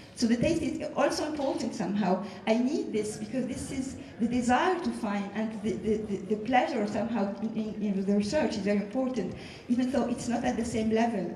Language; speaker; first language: English; non-native, fluent; French